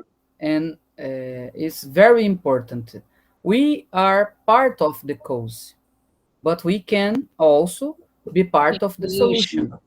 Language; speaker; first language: English; non-native, learner; Portuguese